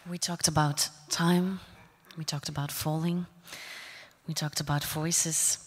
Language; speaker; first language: English; non-native, fluent; Dutch